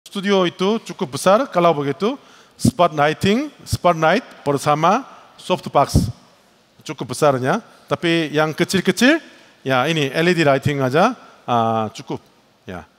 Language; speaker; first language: Indonesian; non-native, learner; Korean